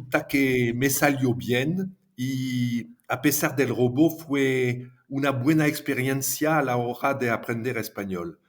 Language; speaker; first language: Spanish; non-native, fluent; French